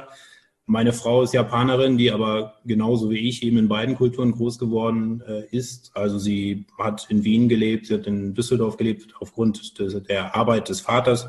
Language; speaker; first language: German; native; German